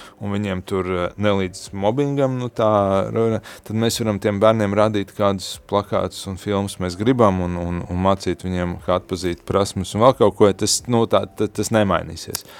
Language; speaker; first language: Latvian; native; Latvian